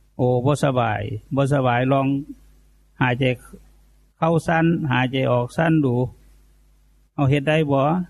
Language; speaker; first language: Thai; native; Thai